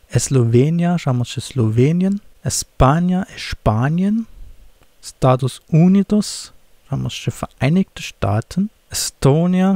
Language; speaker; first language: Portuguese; non-native, fluent; German